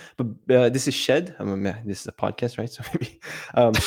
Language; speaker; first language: English; non-native, fluent; Portuguese